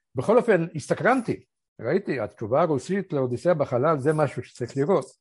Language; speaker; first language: Hebrew; early bilingual, other home language; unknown